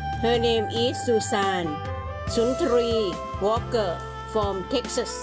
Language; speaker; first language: English; non-native, learner; Thai